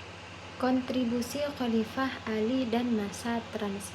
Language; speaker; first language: Indonesian; non-native, local second language; Madurese